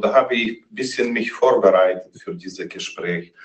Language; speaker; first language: German; non-native, fluent; Ukrainian